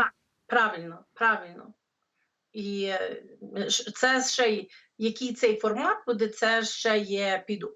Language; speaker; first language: Ukrainian; early bilingual, heritage; English